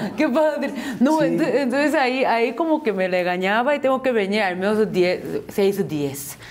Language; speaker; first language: Spanish; non-native, fluent; Korean